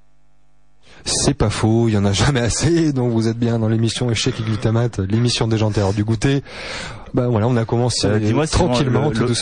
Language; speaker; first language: French; native; French